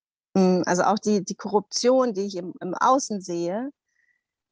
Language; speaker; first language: German; non-native, fluent; Dutch